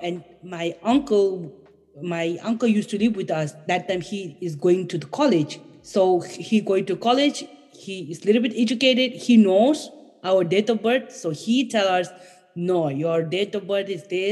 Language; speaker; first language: English; non-native, fluent; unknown